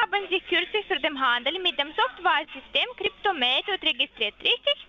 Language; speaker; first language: German; non-native, learner; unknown